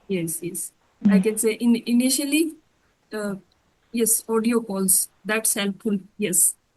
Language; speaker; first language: English; non-native, learner; Hindi